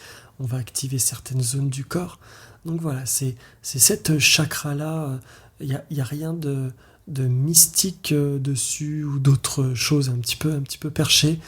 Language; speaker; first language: French; native; French